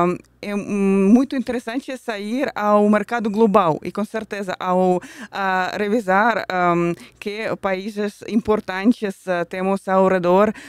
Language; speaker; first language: Portuguese; non-native, fluent; Russian